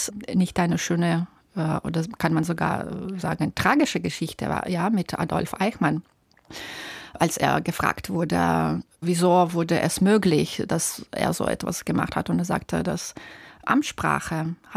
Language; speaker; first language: German; non-native, fluent; Russian